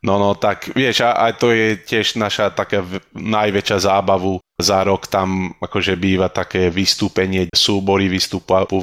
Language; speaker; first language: Slovak; early bilingual, heritage; Slovak